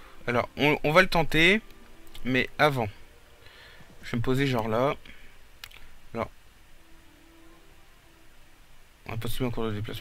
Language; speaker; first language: French; native; French